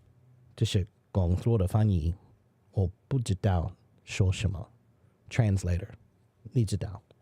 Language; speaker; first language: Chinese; non-native, learner; English